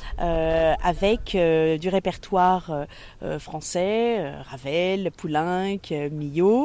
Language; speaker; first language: French; native; French